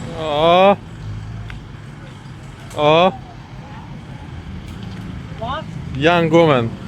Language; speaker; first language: English; non-native, learner; Polish